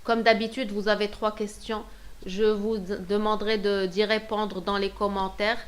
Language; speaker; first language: French; non-native, local second language; Arabic